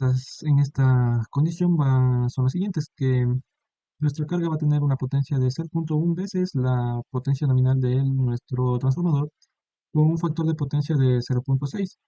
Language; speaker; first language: Spanish; native; Spanish